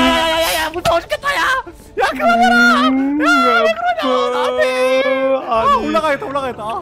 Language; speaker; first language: Korean; native; Korean